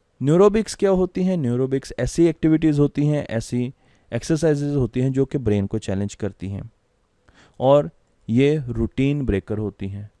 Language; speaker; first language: Urdu; non-native, local second language; Punjabi